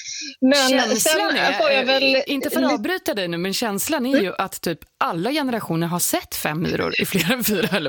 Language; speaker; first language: Swedish; native; Swedish